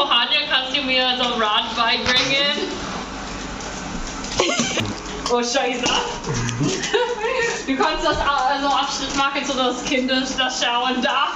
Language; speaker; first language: German; non-native, learner; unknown